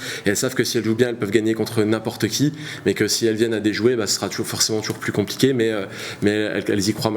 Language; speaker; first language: French; native; French